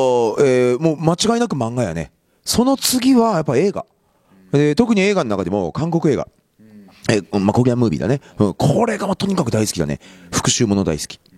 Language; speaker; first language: Japanese; native; Japanese